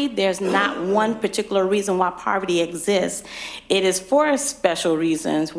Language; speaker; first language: English; native; English